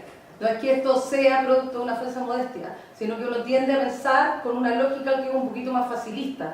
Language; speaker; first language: Spanish; native; Spanish